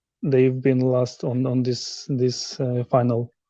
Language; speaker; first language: English; non-native, learner; Polish